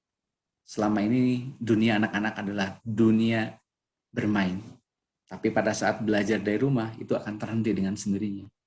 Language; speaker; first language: Indonesian; native; Indonesian